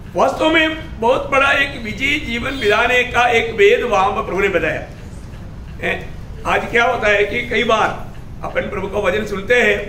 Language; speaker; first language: Hindi; non-native, local second language; Malayalam